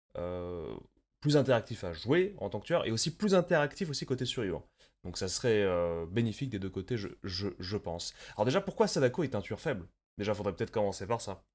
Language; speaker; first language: French; native; French